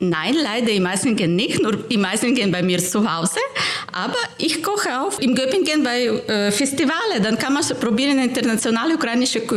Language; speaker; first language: German; non-native, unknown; Ukrainian